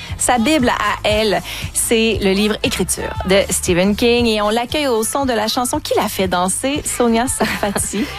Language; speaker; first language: French; native; French